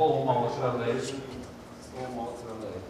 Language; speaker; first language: Portuguese; early bilingual, heritage; Portuguese